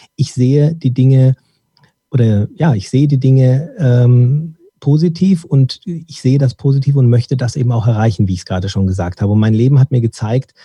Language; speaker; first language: German; early bilingual, other home language; Turkish